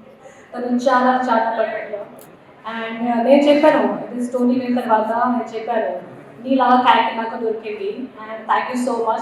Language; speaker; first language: Telugu; non-native, local second language; Hindi